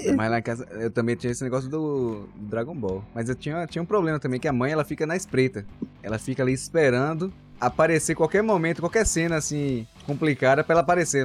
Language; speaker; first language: Portuguese; native; Portuguese